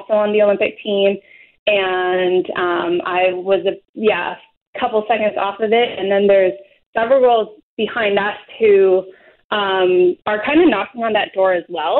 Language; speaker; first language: English; native; English